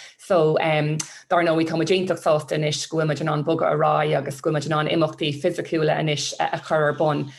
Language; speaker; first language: Irish; non-native, local second language; English